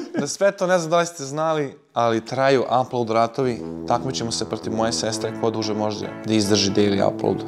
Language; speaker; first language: Serbian; native; Serbian